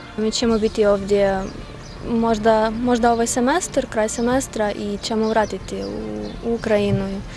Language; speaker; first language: Croatian; non-native, learner; Ukrainian